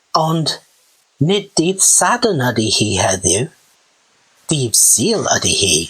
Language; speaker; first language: Welsh; non-native, learner; English